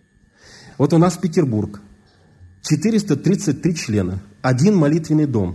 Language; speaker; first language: Russian; native; Russian